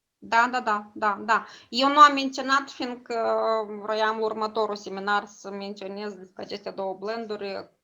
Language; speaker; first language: Romanian; native; Romanian